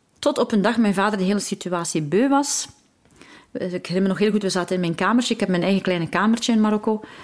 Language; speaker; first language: Dutch; early bilingual, other home language; Arabic